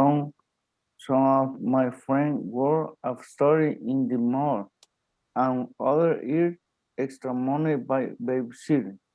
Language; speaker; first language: English; non-native, learner; Spanish